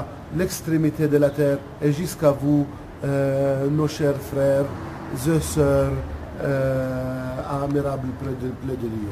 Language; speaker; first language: French; non-native, local second language; Arabic